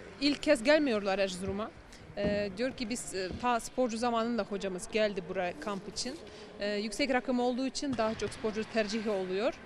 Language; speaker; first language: Turkish; non-native, fluent; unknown